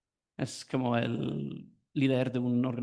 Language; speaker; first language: Spanish; non-native, fluent; English